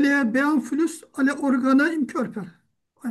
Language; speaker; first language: German; non-native, learner; Turkish